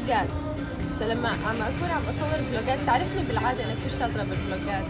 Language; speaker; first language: Arabic; native; Arabic